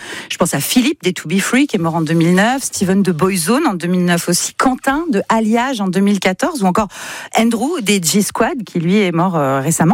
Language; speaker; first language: French; native; French